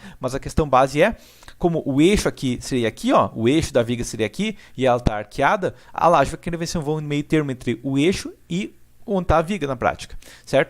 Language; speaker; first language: Portuguese; native; Portuguese